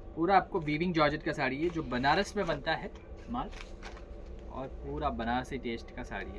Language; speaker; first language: Hindi; non-native, local second language; Tamil